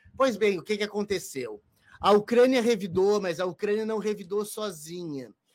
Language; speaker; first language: Portuguese; native; Portuguese